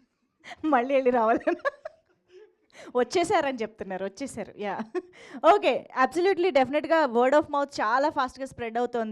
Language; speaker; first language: Telugu; native; Telugu